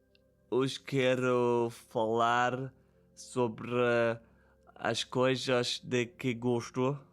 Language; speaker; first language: Portuguese; non-native, learner; German